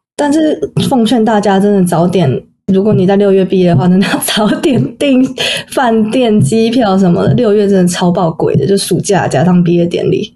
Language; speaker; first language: Chinese; native; Chinese